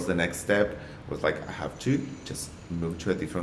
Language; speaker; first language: English; non-native, learner; Spanish